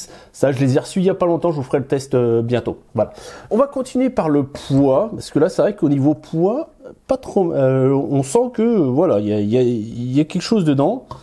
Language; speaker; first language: French; native; French